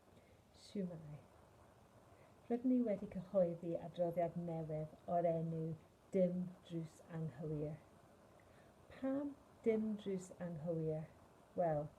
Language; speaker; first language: Welsh; non-native, fluent; English